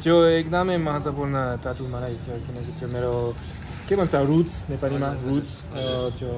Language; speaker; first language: Nepali; non-native, fluent; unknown